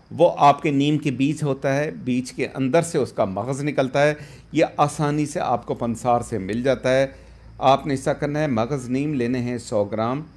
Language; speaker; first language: Urdu; native; Urdu